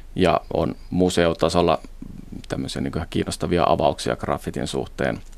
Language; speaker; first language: Finnish; native; Finnish